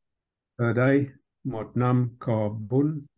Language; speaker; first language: Vietnamese; non-native, learner; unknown